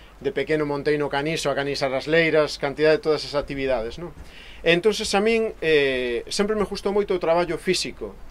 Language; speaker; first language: Galician; native; Galician